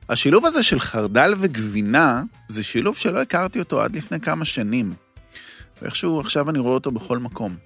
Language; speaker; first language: Hebrew; native; Hebrew